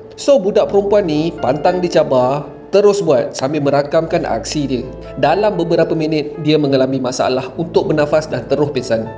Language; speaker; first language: Malay; native; Malay